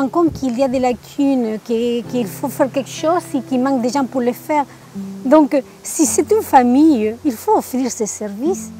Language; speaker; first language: French; native; French